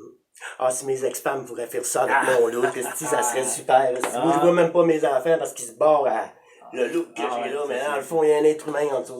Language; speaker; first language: French; native; French